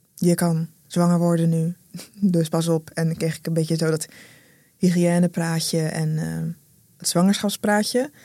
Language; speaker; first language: Dutch; native; Dutch